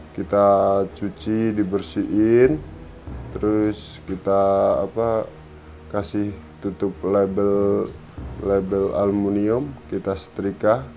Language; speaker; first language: Indonesian; native; Indonesian